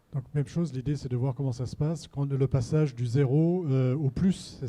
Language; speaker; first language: French; native; French